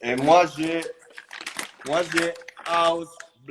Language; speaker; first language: French; non-native, fluent; Italian